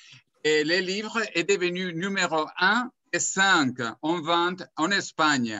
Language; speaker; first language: French; non-native, fluent; Spanish